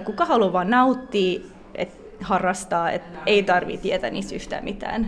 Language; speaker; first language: Finnish; non-native, fluent; English